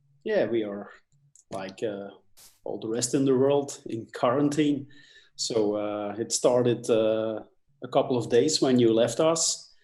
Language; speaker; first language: English; non-native, fluent; Dutch